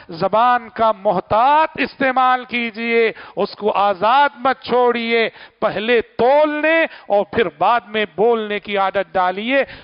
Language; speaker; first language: Urdu; native; Urdu